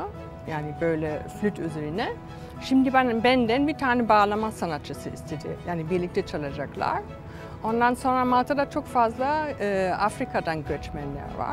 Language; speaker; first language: Turkish; non-native, fluent; German